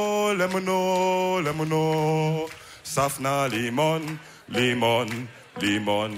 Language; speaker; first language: German; early bilingual, other home language; Wolof